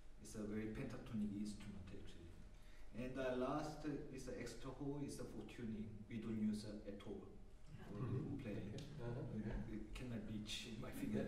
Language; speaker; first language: English; non-native, learner; Korean